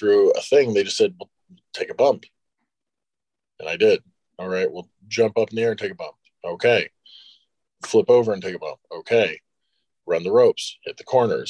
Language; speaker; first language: English; native; English